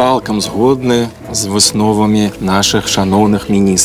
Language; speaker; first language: Belarusian; native; Belarusian